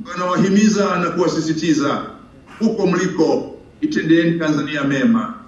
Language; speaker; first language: Swahili; native; Swahili